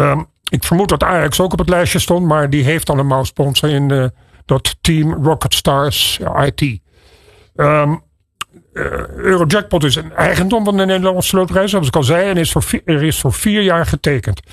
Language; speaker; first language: Dutch; native; Dutch